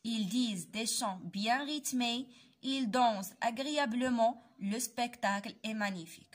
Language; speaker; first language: French; non-native, local second language; Arabic